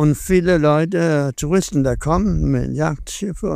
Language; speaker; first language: German; non-native, learner; Danish